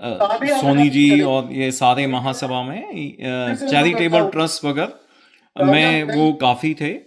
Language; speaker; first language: Hindi; native; Hindi